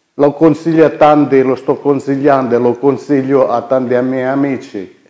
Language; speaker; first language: Italian; native; Italian